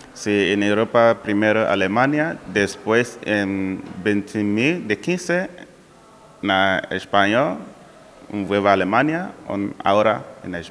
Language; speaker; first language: Spanish; non-native, learner; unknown